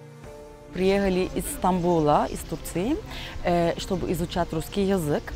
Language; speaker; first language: Russian; non-native, learner; Turkish